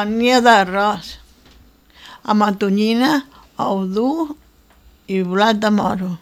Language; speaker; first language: Catalan; non-native, local second language; Spanish